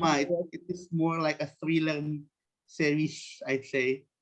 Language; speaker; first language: English; non-native, fluent; Indonesian